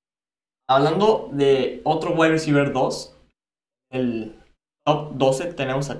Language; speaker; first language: Spanish; native; Spanish